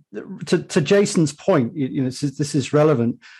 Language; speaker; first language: English; native; English